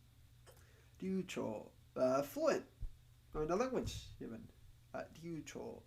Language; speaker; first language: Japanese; non-native, learner; Spanish